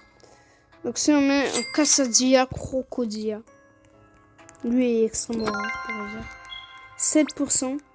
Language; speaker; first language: French; native; French